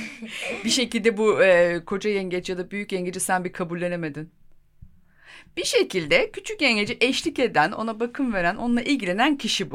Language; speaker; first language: Turkish; native; Turkish